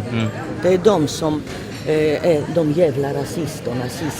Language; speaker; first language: Swedish; non-native, fluent; Polish